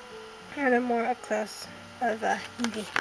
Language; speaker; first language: English; native; English